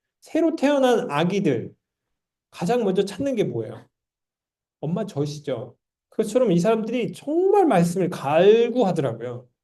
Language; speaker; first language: Korean; native; Korean